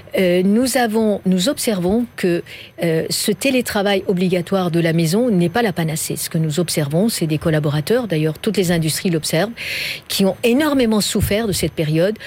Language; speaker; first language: French; non-native, fluent; Persian